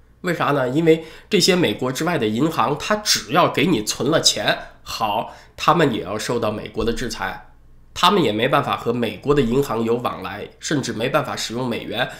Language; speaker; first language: Chinese; native; Chinese